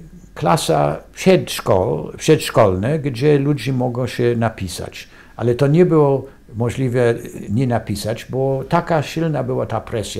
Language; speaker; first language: Polish; non-native, fluent; English